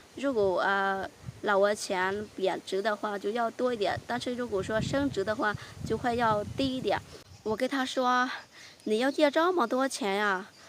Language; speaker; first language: Chinese; non-native, fluent; Lao